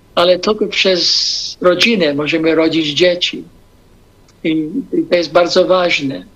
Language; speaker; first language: Polish; non-native, fluent; English